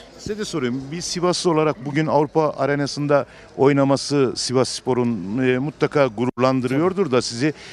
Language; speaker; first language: Turkish; native; Turkish